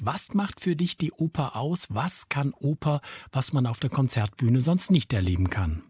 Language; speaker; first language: German; native; German